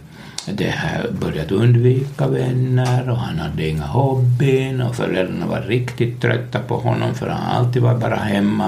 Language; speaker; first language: Swedish; non-native, local second language; Finnish